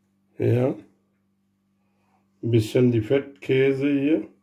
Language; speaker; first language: German; non-native, learner; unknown